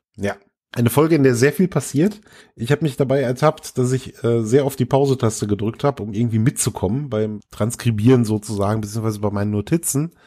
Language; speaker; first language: German; native; German